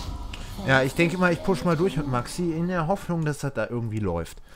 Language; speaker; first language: German; native; German